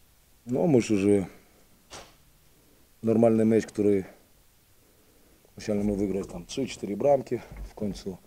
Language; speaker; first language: Polish; non-native, fluent; Ukrainian